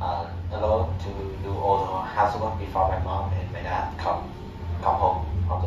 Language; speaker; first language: English; non-native, learner; Vietnamese